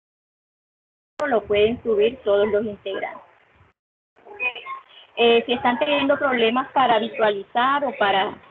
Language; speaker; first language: Spanish; native; Spanish